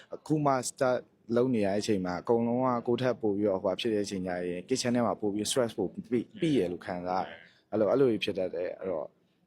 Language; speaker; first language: Burmese; native; Burmese